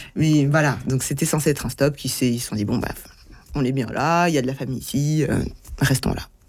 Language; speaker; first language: French; early bilingual, other home language; Lingala